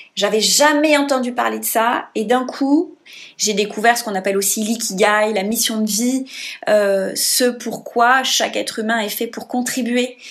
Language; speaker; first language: French; native; French